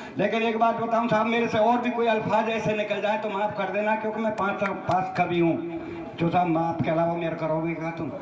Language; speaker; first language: Hindi; native; Hindi